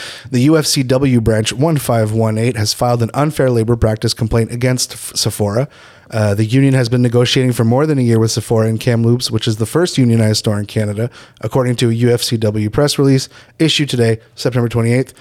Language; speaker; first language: English; native; English